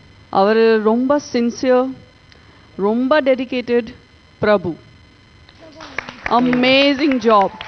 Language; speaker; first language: Tamil; non-native, local second language; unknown